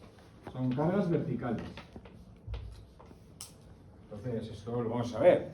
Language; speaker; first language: Spanish; native; Spanish